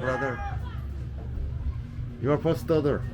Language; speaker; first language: English; non-native, learner; Korean